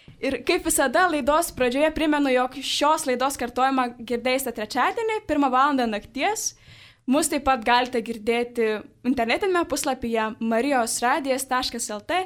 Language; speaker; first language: Lithuanian; native; Lithuanian